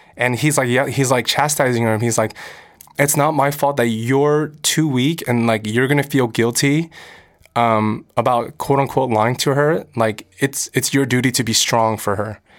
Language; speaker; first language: English; early bilingual, other home language; Korean